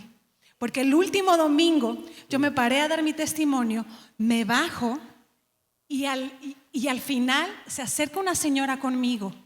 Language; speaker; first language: Spanish; native; Spanish